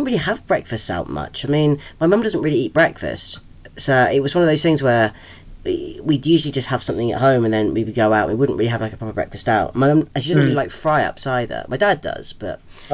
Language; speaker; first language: English; native; English